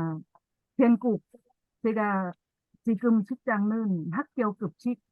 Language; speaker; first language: Korean; non-native, learner; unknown